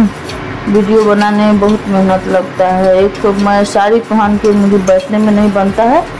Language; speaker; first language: Hindi; non-native, local second language; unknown